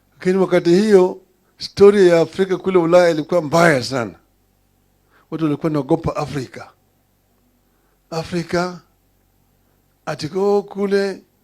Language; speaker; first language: Swahili; non-native, local second language; Luo (Kenya and Tanzania)